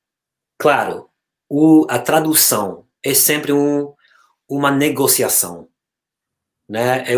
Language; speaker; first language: Portuguese; non-native, fluent; English